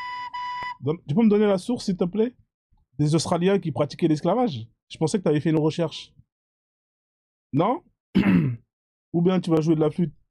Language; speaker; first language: French; native; French